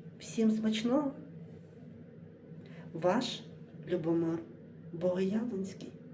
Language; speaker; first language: Ukrainian; native; Ukrainian